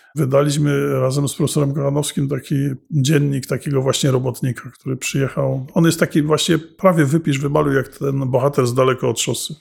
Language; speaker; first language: Polish; non-native, local second language; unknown